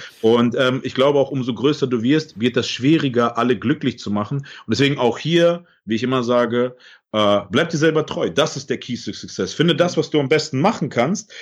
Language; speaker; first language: German; early bilingual, other home language; Russian